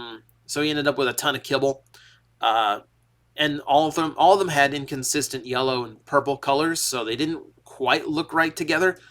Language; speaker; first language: English; native; English